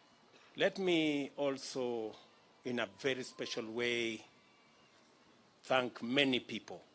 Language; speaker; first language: English; non-native, local second language; Kalenjin